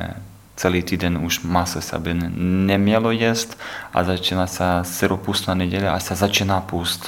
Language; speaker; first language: Czech; non-native, learner; Ukrainian